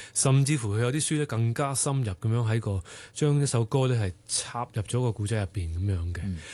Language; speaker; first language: Cantonese; native; Cantonese